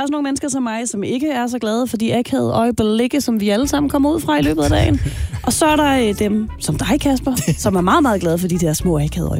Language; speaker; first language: Danish; native; Danish